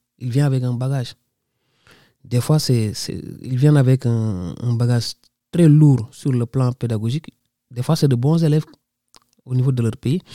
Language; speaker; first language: French; non-native, local second language; Wolof